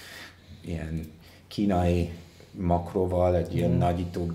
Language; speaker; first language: Hungarian; non-native, fluent; English